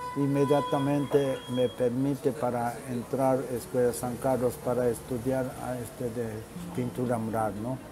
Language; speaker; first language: Spanish; non-native, learner; Japanese